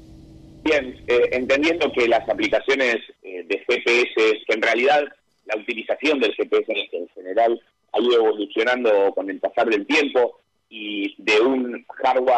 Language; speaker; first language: Spanish; native; Spanish